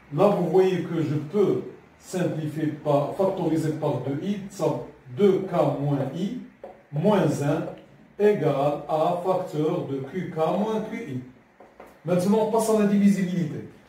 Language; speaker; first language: French; non-native, local second language; Arabic